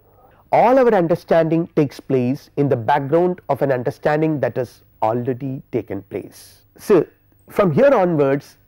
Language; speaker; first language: English; non-native, local second language; Malayalam